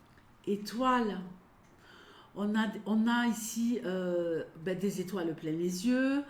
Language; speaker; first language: French; native; French